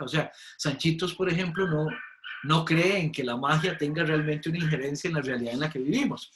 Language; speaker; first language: Spanish; native; Spanish